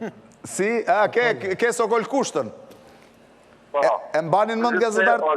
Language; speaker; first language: Albanian; native; Albanian